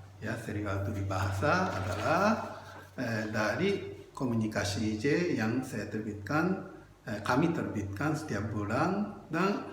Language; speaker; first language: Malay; non-native, fluent; Japanese